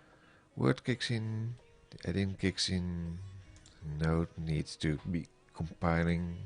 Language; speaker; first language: English; non-native, fluent; Dutch